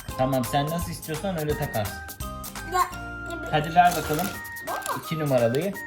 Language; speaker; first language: Turkish; native; Turkish